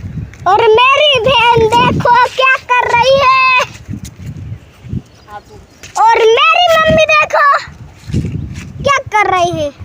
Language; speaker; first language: Hindi; non-native, local second language; Marathi